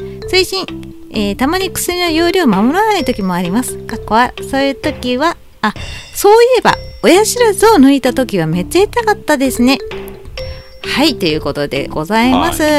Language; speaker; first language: Japanese; native; Japanese